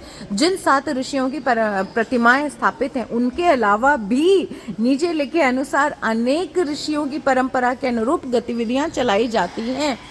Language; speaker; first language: Hindi; native; Hindi